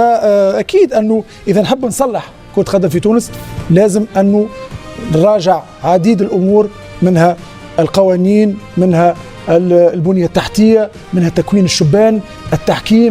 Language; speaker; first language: Arabic; native; Arabic